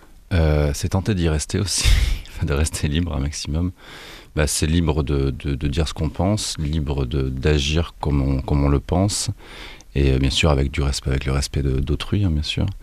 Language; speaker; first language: French; native; French